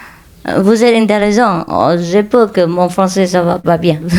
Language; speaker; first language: French; non-native, fluent; Vietnamese